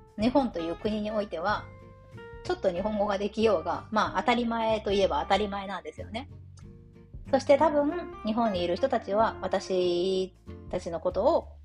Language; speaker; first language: Japanese; native; Japanese